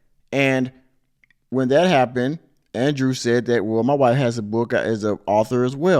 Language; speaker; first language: English; native; English